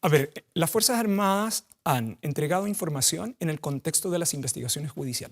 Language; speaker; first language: Spanish; native; Spanish